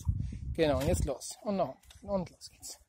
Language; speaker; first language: German; native; German